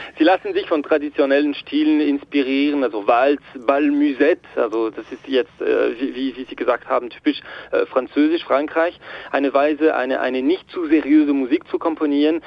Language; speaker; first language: German; non-native, local second language; French